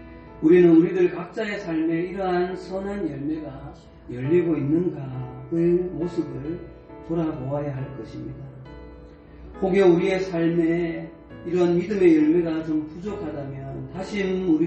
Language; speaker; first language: Korean; native; Korean